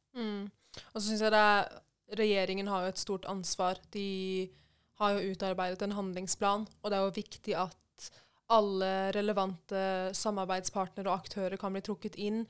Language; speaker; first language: Norwegian; early bilingual, other home language; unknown